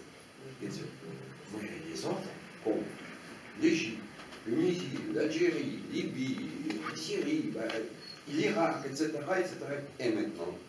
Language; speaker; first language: French; non-native, fluent; Russian